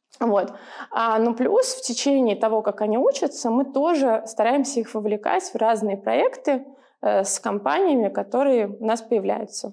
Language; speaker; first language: Russian; native; Russian